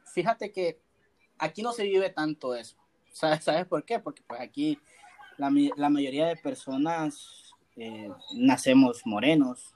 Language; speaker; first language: Spanish; native; Spanish